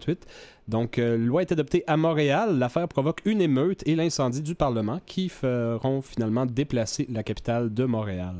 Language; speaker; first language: French; native; French